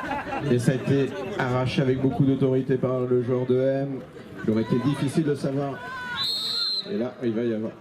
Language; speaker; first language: French; native; French